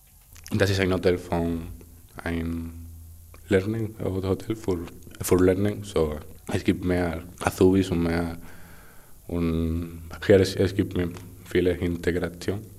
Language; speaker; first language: German; non-native, learner; Spanish